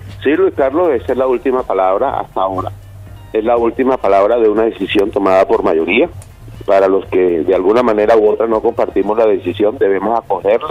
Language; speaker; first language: Spanish; native; Spanish